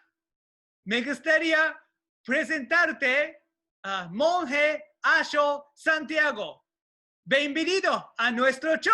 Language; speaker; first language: Spanish; non-native, learner; Japanese